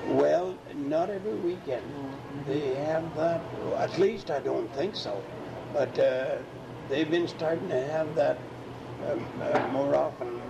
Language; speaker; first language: English; native; English